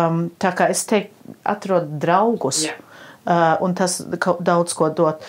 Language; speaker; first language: Latvian; early bilingual, heritage; Latvian